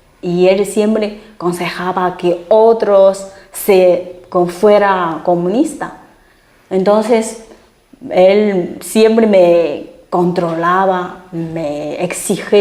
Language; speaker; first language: Spanish; non-native, fluent; Chinese